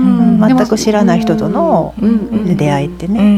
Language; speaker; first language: Japanese; native; Japanese